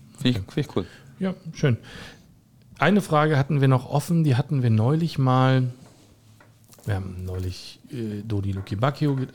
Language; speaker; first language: German; native; German